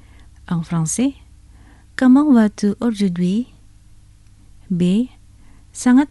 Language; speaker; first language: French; non-native, fluent; Indonesian